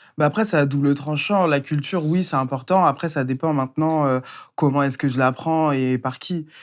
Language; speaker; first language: French; native; French